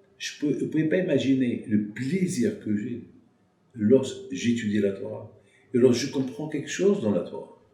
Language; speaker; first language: French; non-native, local second language; Arabic